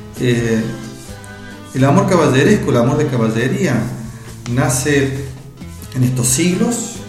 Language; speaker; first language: Spanish; native; Spanish